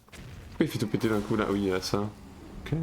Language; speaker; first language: French; native; French